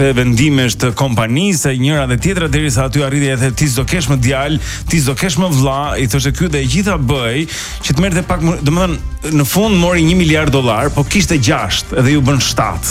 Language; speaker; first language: Albanian; native; Albanian